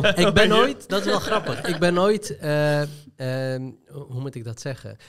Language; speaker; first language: Dutch; early bilingual, other home language; Arabic